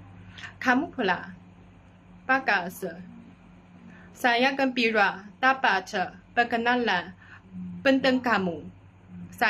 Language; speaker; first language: Indonesian; non-native, learner; Chinese